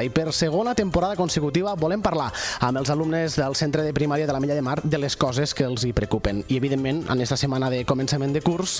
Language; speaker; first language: Catalan; native; Catalan